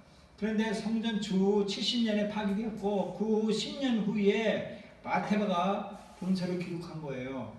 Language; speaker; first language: Korean; native; Korean